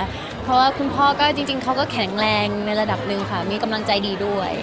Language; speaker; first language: Thai; native; Thai